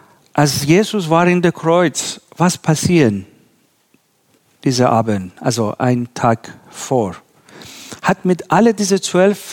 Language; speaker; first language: German; non-native, learner; Persian